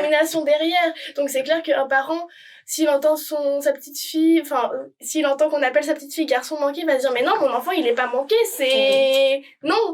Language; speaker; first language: French; native; French